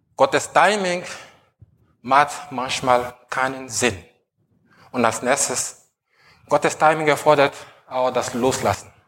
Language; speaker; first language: German; non-native, fluent; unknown